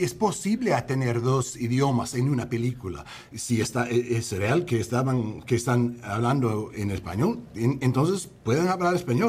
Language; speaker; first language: Spanish; early bilingual, heritage; English